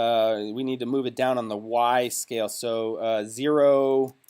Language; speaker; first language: English; native; English